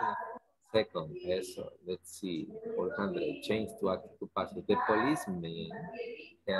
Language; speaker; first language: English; non-native, fluent; Spanish